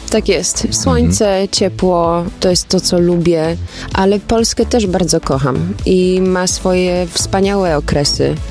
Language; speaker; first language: Polish; early bilingual, heritage; Polish